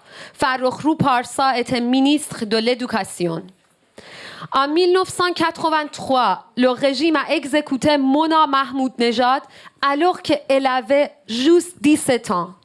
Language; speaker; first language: French; non-native, learner; Persian